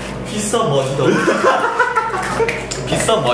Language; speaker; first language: Korean; native; Korean